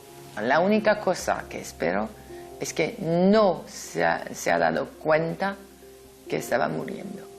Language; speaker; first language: Spanish; non-native, fluent; French